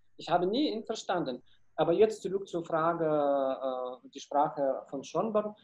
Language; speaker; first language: German; non-native, fluent; Ukrainian